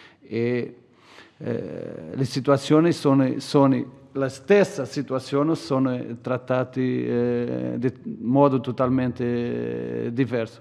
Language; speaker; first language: Italian; non-native, fluent; Portuguese